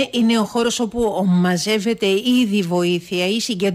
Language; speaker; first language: Greek; native; Greek